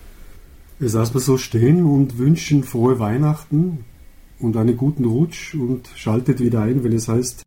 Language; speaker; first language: German; native; German